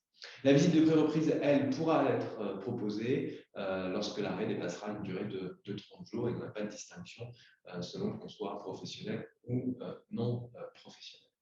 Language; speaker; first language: French; native; French